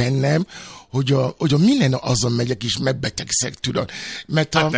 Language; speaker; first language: Hungarian; non-native, fluent; Yoruba